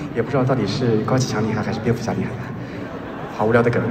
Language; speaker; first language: Chinese; native; Chinese